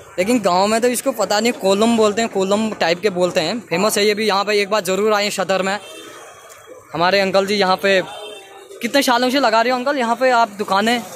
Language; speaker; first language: Hindi; native; Hindi